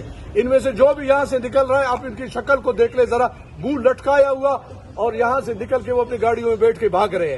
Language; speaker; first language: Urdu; non-native, local second language; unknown